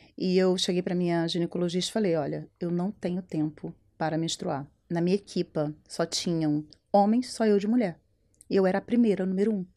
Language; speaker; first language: Portuguese; native; Portuguese